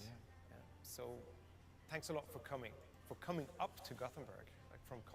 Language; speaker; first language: English; non-native, fluent; Swedish